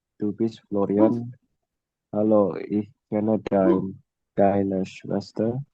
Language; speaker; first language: German; non-native, learner; Indonesian